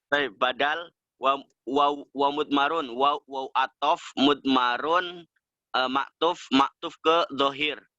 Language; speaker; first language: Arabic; non-native, learner; Indonesian